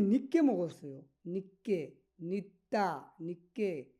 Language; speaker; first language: Korean; non-native, learner; Bangla